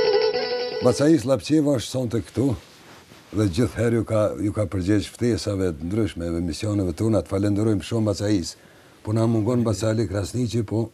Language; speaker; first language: Albanian; native; Albanian